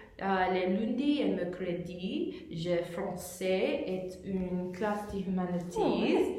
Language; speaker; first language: French; non-native, learner; English